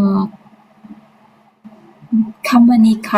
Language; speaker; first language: English; non-native, learner; Vietnamese